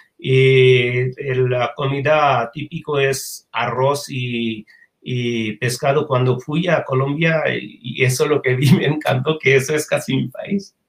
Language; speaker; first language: Spanish; non-native, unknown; Bangla